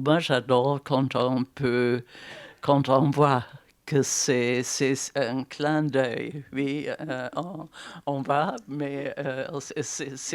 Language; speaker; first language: French; non-native, fluent; German